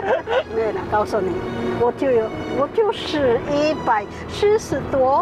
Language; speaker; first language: Chinese; non-native, fluent; Filipino